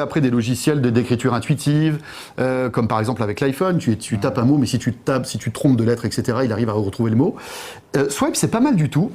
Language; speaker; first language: French; native; French